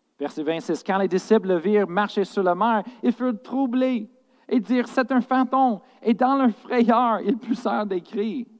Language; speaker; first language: French; non-native, fluent; English